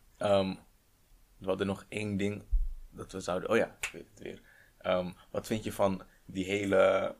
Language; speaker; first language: Dutch; native; Dutch